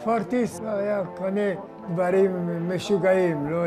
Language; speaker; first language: Hebrew; non-native, fluent; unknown